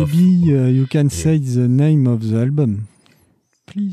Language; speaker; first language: English; non-native, learner; French